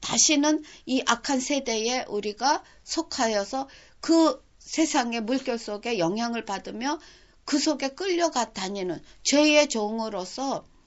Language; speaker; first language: Korean; native; Korean